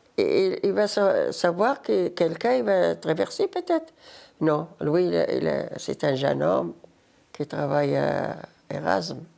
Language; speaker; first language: French; non-native, learner; Arabic